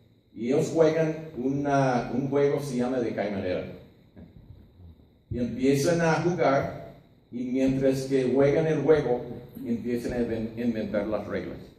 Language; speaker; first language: Spanish; non-native, fluent; English